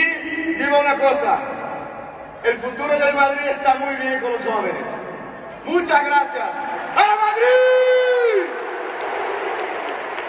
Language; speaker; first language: Spanish; non-native, fluent; Portuguese